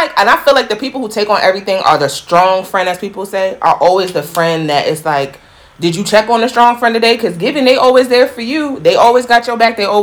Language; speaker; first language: English; native; English